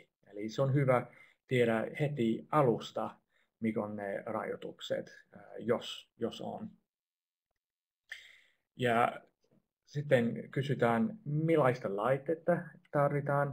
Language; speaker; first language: Finnish; non-native, fluent; English